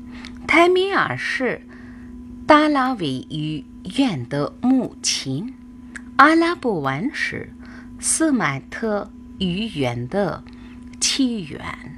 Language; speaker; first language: Chinese; non-native, fluent; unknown